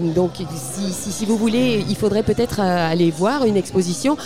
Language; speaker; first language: French; native; French